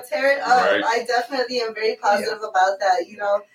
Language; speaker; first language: English; early bilingual, other home language; Spanish